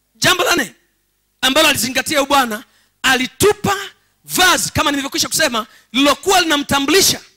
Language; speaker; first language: Swahili; native; Swahili